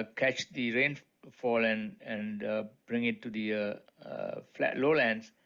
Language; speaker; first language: English; non-native, local second language; Sinhala